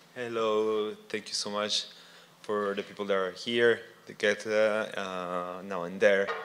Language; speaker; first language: English; non-native, fluent; Spanish